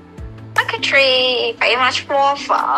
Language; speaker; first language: English; non-native, learner; Vietnamese